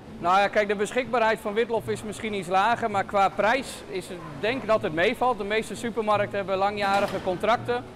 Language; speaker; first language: Dutch; native; Dutch